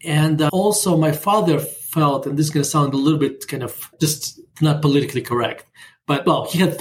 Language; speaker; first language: English; non-native, fluent; Russian